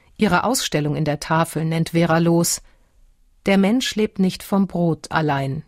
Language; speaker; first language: German; native; German